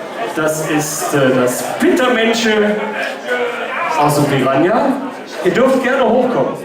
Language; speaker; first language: German; native; German